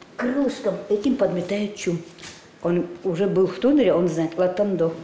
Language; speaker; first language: Russian; non-native, local second language; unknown